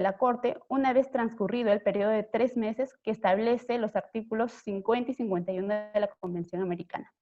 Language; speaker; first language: Spanish; native; Spanish